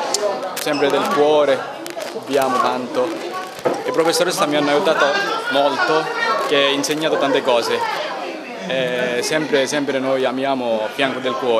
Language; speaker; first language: Italian; non-native, learner; Bangla